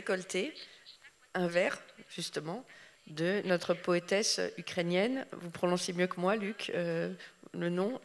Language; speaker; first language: French; native; French